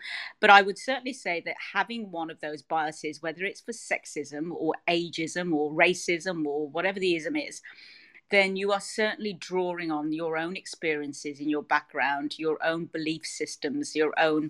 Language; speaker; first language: English; native; English